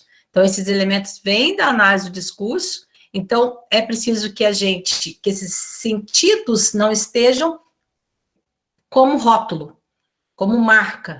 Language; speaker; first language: Portuguese; native; Portuguese